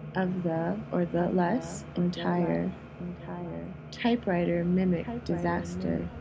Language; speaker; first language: English; native; English